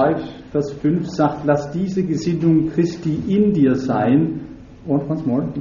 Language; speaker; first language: German; native; German